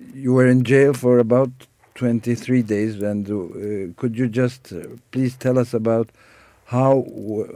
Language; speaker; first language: English; non-native, fluent; Turkish